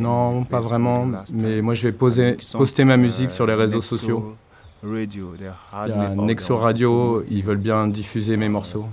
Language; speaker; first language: French; non-native, learner; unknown